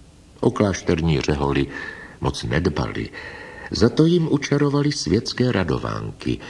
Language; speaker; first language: Czech; native; Czech